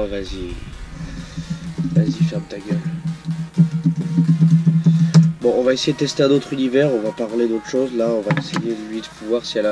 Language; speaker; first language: French; native; French